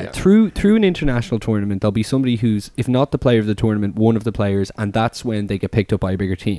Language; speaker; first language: English; native; English